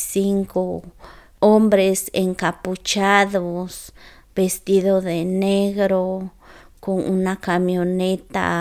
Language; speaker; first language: Spanish; non-native, local second language; Zapotec